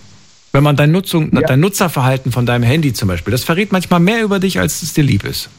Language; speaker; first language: German; native; German